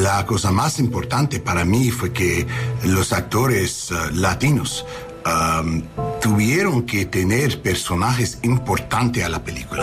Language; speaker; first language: Spanish; non-native, learner; English